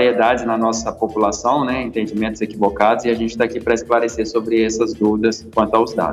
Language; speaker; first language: Portuguese; native; Portuguese